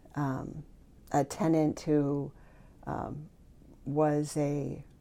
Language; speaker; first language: English; native; English